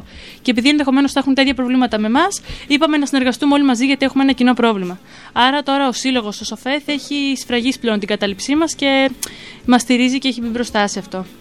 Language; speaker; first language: Greek; native; Greek